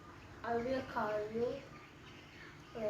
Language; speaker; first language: English; non-native, learner; Indonesian